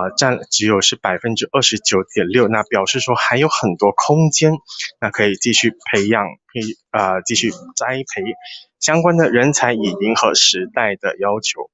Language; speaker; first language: Chinese; native; Chinese